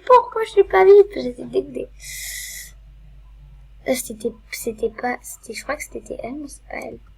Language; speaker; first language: French; native; French